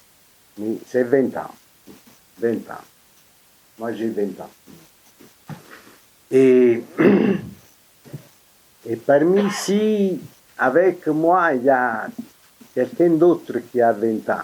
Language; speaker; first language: French; non-native, fluent; Italian